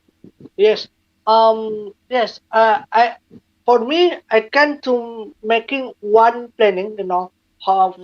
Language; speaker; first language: English; non-native, learner; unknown